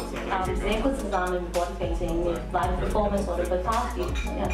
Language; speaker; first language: German; non-native, learner; Cantonese